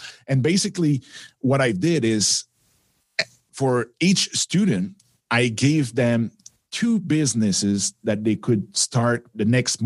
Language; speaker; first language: English; non-native, fluent; French